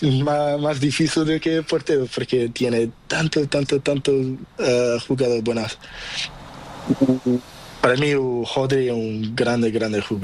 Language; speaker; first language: Spanish; non-native, learner; Portuguese